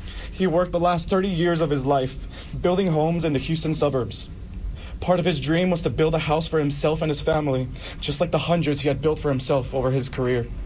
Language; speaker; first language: English; early bilingual, other home language; Spanish